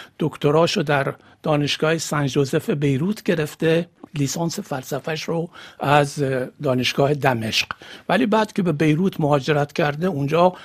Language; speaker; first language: Persian; native; Persian